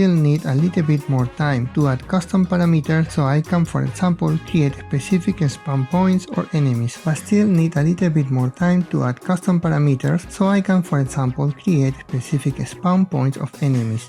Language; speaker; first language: English; non-native, fluent; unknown